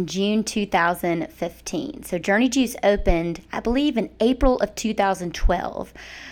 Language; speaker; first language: English; native; English